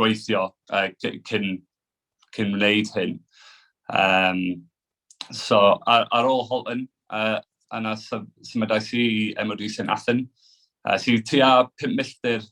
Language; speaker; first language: Welsh; non-native, local second language; English